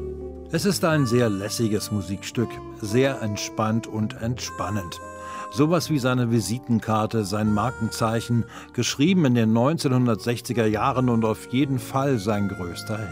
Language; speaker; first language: German; native; German